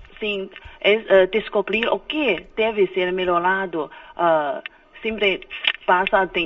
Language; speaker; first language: Portuguese; non-native, fluent; Chinese